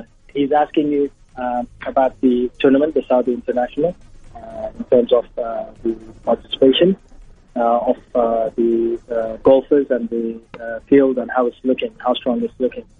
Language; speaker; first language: English; non-native, fluent; Arabic